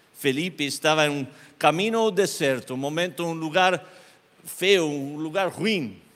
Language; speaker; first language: Portuguese; non-native, learner; Spanish